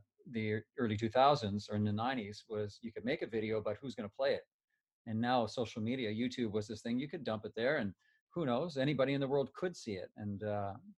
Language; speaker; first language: English; native; English